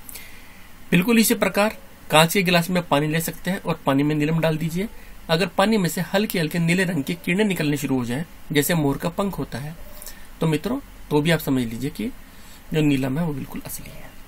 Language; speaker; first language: Hindi; native; Hindi